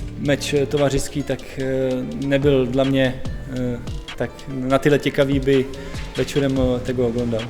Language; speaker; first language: Polish; non-native, learner; Czech